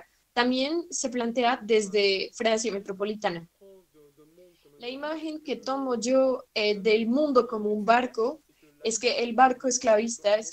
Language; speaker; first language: Spanish; non-native, fluent; French